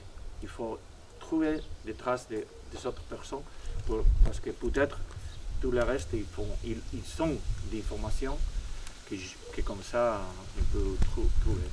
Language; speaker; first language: French; non-native, fluent; Spanish